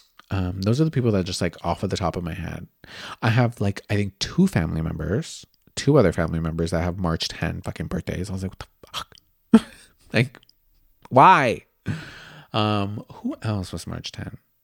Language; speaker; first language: English; early bilingual, other home language; Spanish